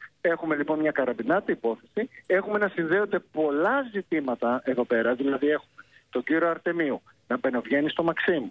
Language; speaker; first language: Greek; native; Greek